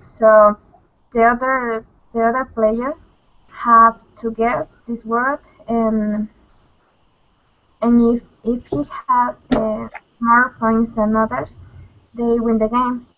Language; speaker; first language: English; non-native, learner; Spanish